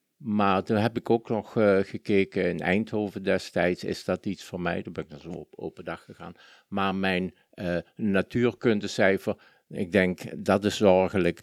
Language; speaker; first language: Dutch; native; Dutch